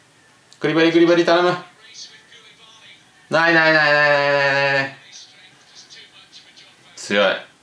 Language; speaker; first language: Japanese; native; Japanese